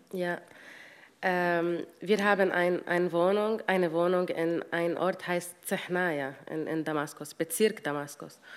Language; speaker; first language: German; non-native, learner; Arabic